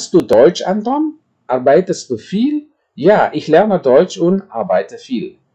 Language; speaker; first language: German; non-native, fluent; Indonesian